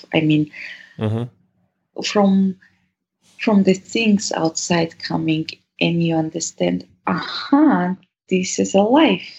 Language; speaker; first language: English; non-native, fluent; Russian